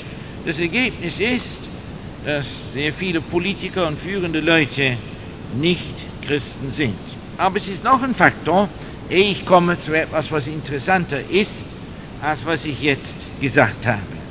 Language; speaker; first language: German; non-native, fluent; English